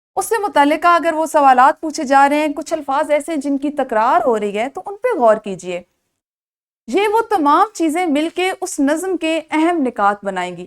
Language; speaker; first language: Urdu; non-native, local second language; Punjabi